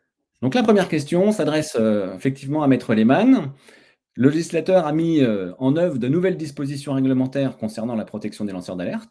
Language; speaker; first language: French; native; French